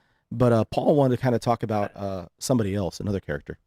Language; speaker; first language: English; native; English